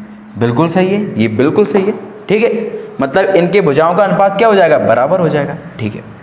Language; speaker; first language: Hindi; native; Hindi